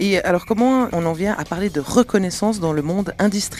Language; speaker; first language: French; native; French